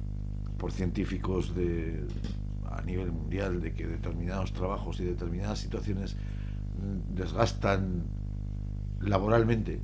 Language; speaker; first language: Spanish; native; Spanish